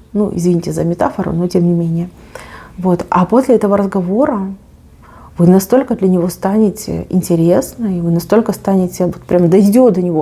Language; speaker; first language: Russian; native; Russian